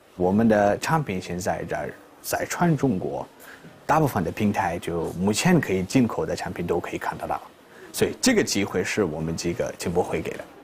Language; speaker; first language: Chinese; non-native, fluent; Persian